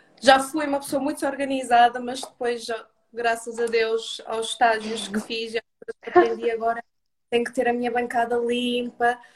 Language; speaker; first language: Portuguese; early bilingual, other home language; Russian